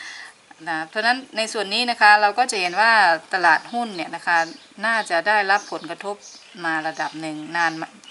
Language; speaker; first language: Thai; native; Thai